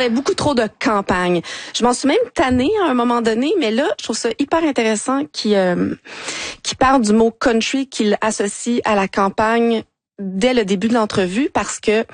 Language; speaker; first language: French; native; French